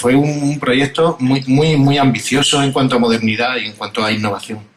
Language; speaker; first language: Spanish; native; Spanish